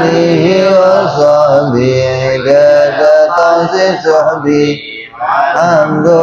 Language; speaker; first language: Arabic; non-native, fluent; Indonesian